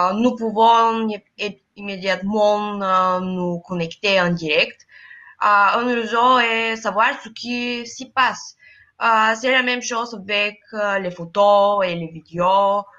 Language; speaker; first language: French; non-native, learner; Bulgarian